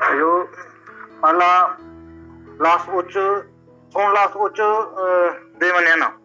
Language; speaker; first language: Spanish; non-native, learner; Punjabi